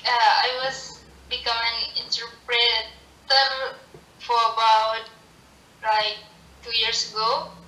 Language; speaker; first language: English; non-native, learner; Indonesian